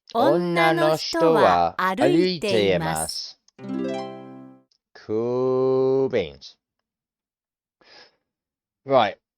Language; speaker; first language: Japanese; non-native, learner; English